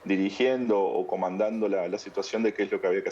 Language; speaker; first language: Spanish; native; Spanish